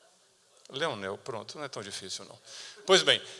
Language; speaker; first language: Portuguese; native; Portuguese